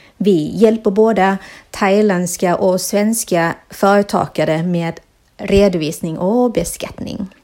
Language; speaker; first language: Swedish; non-native, fluent; Thai